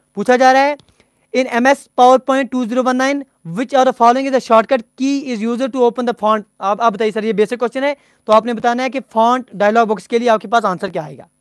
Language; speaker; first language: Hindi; non-native, local second language; Punjabi